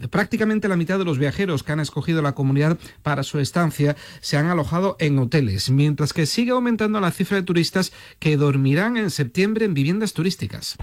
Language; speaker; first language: Spanish; native; Spanish